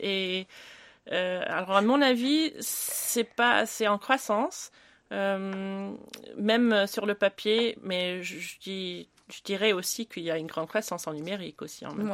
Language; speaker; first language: French; non-native, local second language; English